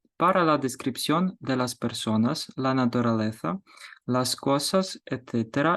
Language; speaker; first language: Spanish; non-native, fluent; Ukrainian